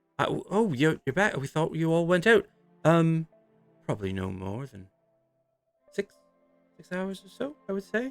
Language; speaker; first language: English; native; English